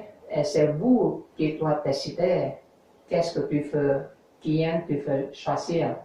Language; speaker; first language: French; non-native, learner; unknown